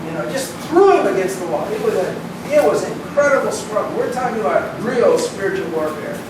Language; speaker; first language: English; native; English